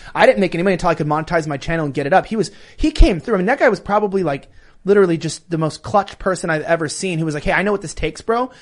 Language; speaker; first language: English; native; English